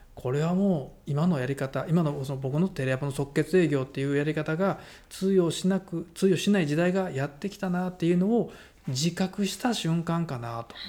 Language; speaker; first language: Japanese; native; Japanese